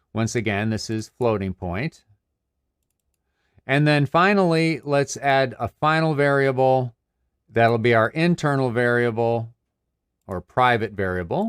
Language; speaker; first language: English; native; English